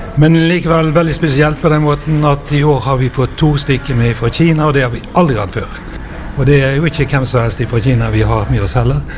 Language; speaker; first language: Norwegian; native; Norwegian